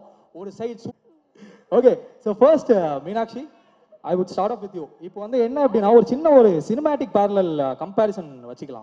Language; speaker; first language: Tamil; native; Tamil